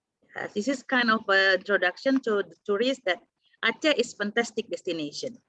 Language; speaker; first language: English; non-native, fluent; Indonesian